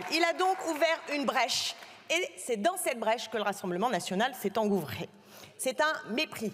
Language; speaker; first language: French; native; French